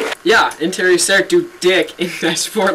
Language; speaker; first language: German; non-native, learner; English